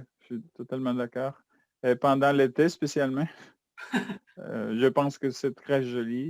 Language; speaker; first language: French; non-native, fluent; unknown